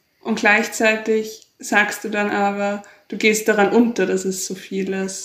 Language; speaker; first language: German; native; German